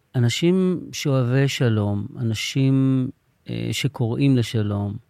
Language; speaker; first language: Hebrew; native; Hebrew